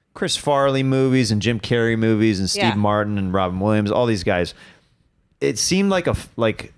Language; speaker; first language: English; native; English